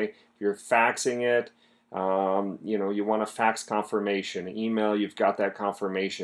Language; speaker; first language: English; native; English